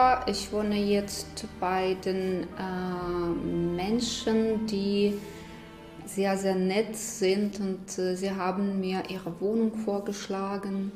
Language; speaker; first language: German; non-native, fluent; Ukrainian